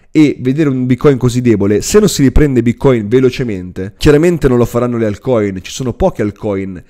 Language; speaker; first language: Italian; native; Italian